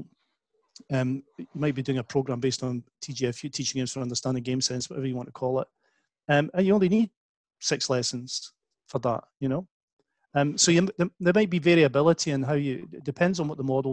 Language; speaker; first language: English; native; English